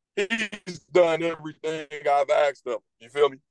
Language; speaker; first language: English; native; English